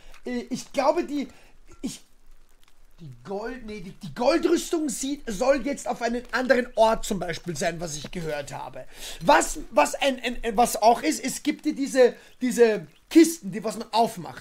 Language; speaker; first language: German; native; German